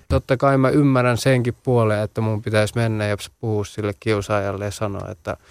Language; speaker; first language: Finnish; early bilingual, other home language; Central Kurdish